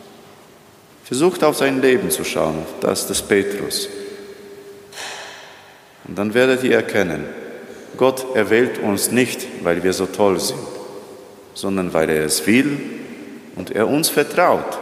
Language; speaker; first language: German; non-native, fluent; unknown